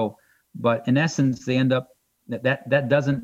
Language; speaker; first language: English; native; English